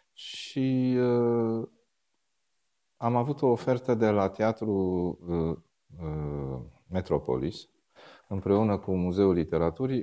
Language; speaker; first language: Romanian; native; Romanian